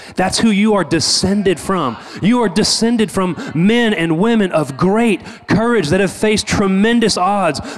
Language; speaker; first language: English; native; English